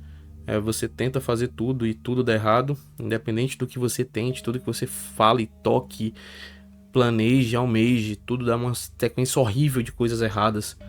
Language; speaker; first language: Portuguese; native; Portuguese